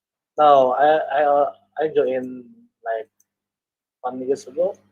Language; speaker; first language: English; non-native, learner; Indonesian